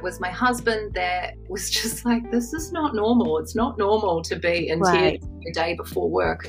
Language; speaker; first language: English; native; English